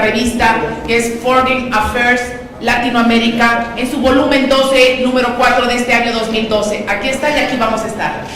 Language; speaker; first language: Spanish; native; Spanish